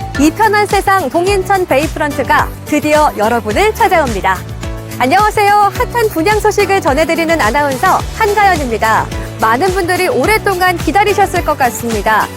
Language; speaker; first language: Korean; native; Korean